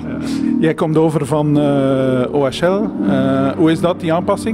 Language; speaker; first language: Dutch; native; Dutch